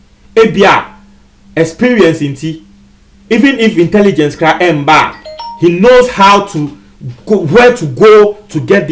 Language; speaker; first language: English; non-native, local second language; Akan